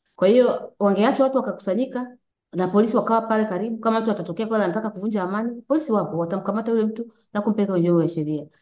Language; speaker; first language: Swahili; native; Swahili